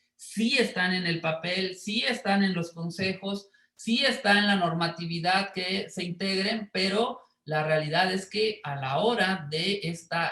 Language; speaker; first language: Spanish; native; Spanish